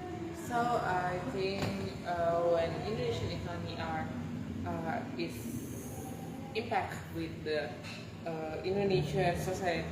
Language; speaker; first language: English; non-native, learner; Indonesian